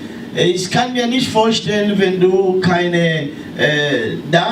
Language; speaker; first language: German; non-native, learner; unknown